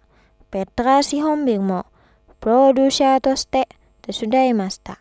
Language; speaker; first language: Japanese; non-native, fluent; Indonesian